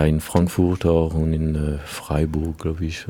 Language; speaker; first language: German; non-native, fluent; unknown